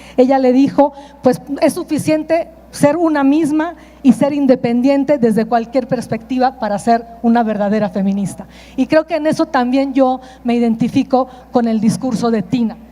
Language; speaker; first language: Spanish; non-native, fluent; Italian